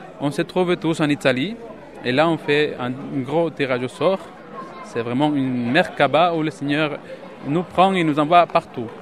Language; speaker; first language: French; non-native, fluent; Spanish